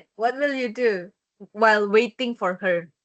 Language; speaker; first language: English; non-native, fluent; Indonesian